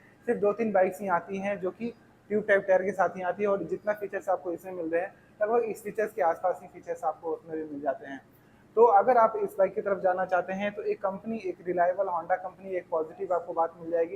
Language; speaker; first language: Hindi; native; Hindi